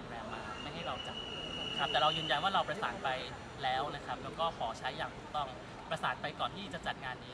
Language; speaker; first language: Thai; native; Thai